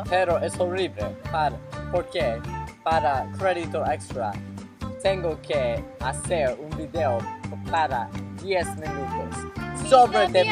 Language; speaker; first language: Spanish; non-native, learner; English